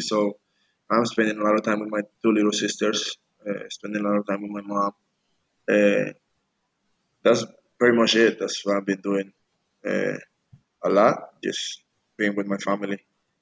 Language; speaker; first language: English; non-native, fluent; Spanish